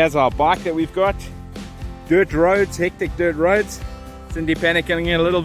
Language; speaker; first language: English; native; English